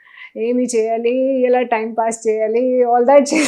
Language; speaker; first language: Telugu; non-native, local second language; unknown